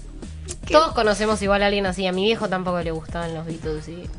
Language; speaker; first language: Spanish; native; Spanish